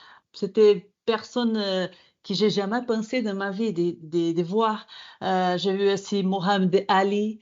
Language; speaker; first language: French; non-native, fluent; Portuguese